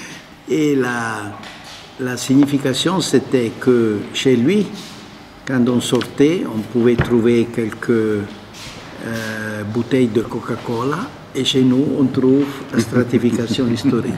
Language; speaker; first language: French; non-native, fluent; Italian